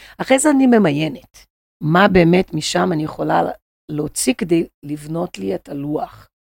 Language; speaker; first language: Hebrew; non-native, fluent; Portuguese